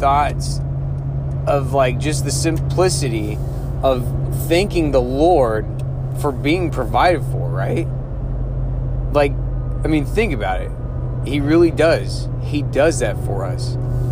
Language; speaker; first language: English; native; English